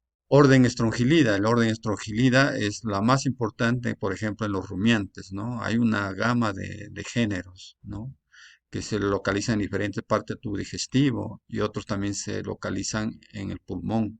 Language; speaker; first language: Spanish; native; Spanish